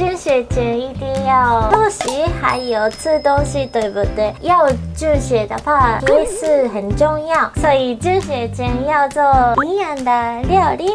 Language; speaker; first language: Chinese; non-native, learner; Japanese